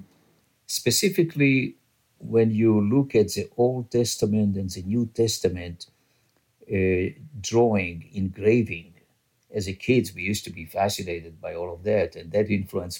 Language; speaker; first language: English; non-native, fluent; French